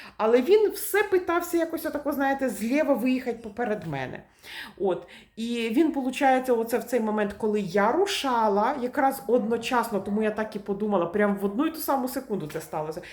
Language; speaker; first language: Ukrainian; native; Ukrainian